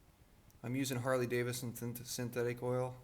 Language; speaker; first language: English; native; English